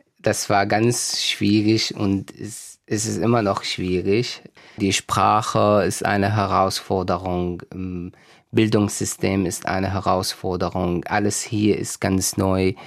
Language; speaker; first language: German; non-native, fluent; Arabic